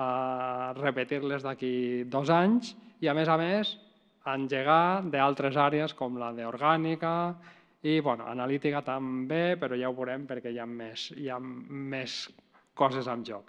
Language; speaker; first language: Catalan; native; Catalan